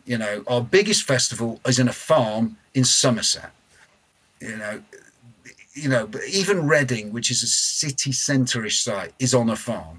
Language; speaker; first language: English; native; English